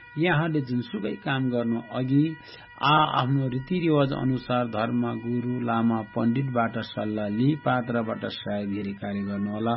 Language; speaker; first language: Nepali; non-native, local second language; Eastern Tamang